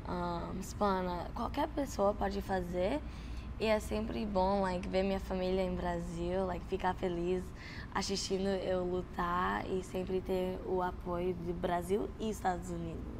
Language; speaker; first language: Portuguese; early bilingual, heritage; Portuguese